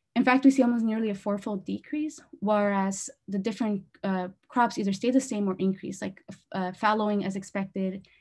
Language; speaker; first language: English; native; English